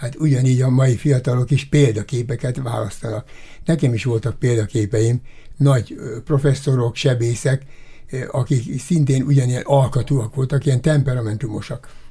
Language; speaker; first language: Hungarian; native; Hungarian